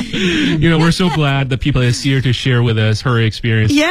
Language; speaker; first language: English; native; English